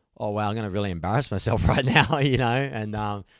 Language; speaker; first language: English; native; English